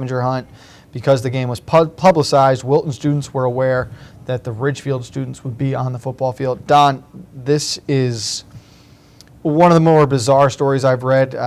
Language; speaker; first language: English; native; English